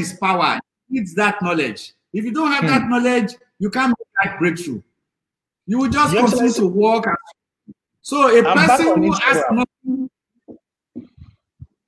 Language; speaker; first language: English; non-native, local second language; Yoruba